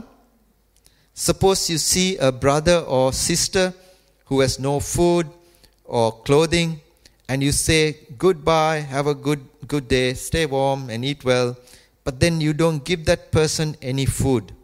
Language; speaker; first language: English; non-native, local second language; Tamil